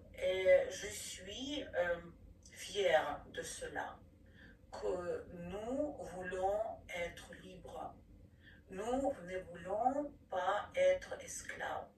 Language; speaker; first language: French; non-native, fluent; Ukrainian